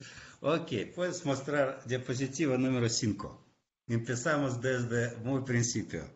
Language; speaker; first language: Spanish; non-native, fluent; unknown